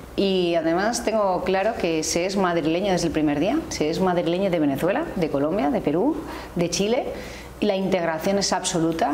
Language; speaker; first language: Spanish; native; Spanish